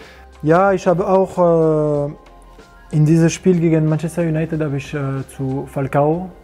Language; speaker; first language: German; non-native, learner; French